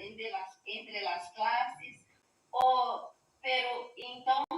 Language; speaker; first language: Spanish; non-native, learner; Portuguese